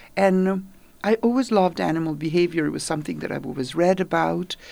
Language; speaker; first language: English; non-native, fluent; Italian